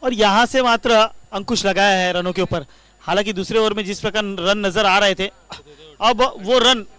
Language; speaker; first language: Hindi; non-native, local second language; Marathi